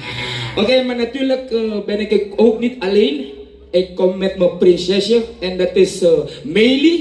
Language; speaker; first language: Dutch; non-native, fluent; Javanese